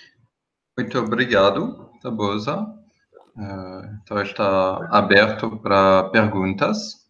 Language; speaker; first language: Portuguese; non-native, fluent; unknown